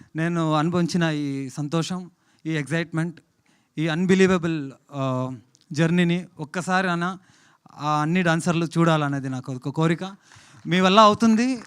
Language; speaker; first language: Telugu; native; Telugu